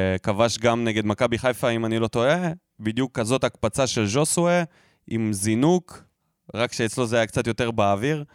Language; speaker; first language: Hebrew; native; Hebrew